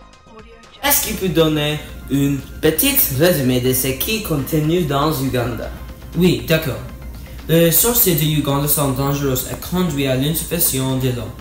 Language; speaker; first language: French; non-native, learner; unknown